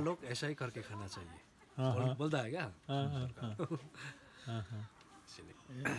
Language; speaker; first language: Hindi; non-native, local second language; Nepali